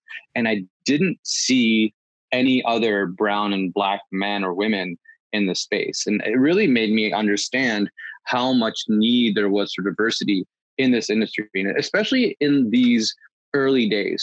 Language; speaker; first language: English; native; English